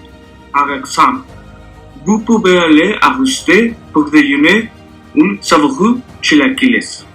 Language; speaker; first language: French; non-native, learner; Spanish